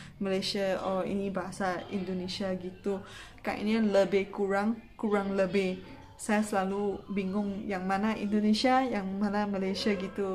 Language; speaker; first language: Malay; non-native, local second language; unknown